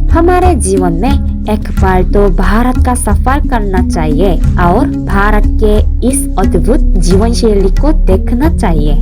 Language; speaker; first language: Hindi; non-native, fluent; Korean